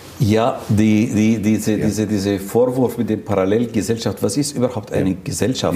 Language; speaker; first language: German; non-native, fluent; Arabic